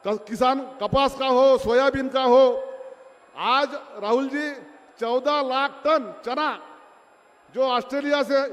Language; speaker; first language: Hindi; non-native, local second language; Marathi